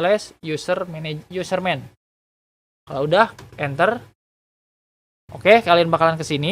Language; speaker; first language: Indonesian; native; Indonesian